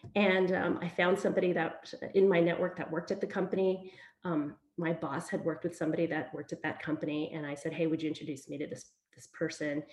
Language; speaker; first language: English; early bilingual, other home language; Vietnamese